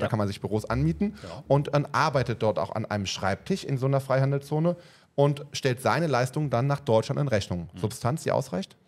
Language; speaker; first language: German; native; German